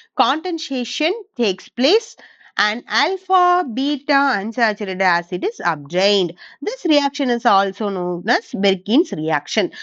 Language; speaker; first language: English; non-native, local second language; Tamil